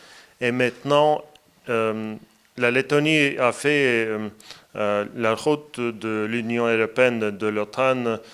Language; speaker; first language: French; non-native, fluent; Latvian